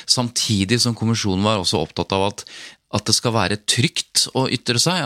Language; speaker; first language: Norwegian; native; Norwegian